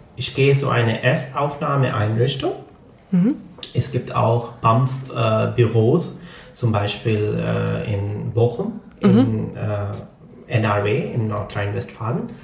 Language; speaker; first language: German; non-native, fluent; Punjabi